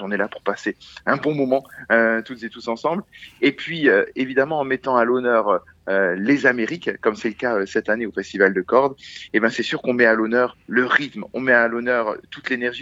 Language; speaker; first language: French; native; French